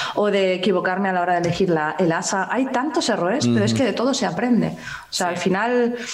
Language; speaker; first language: Spanish; native; Spanish